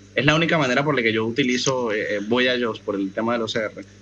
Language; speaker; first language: Spanish; native; Spanish